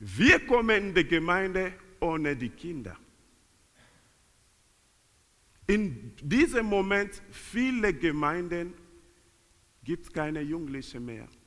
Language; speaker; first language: German; non-native, learner; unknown